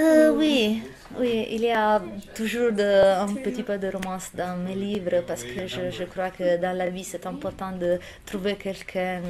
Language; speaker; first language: French; non-native, fluent; Italian